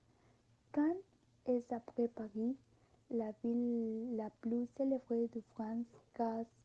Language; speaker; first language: French; non-native, learner; Spanish